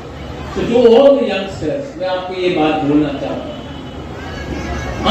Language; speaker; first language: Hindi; non-native, local second language; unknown